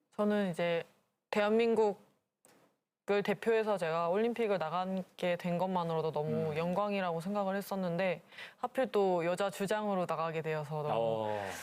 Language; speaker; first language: Korean; native; Korean